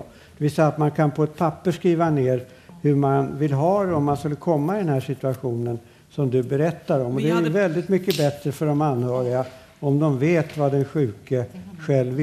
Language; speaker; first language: Swedish; native; Swedish